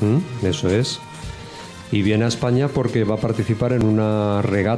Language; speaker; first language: Spanish; native; Spanish